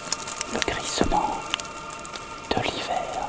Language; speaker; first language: French; native; French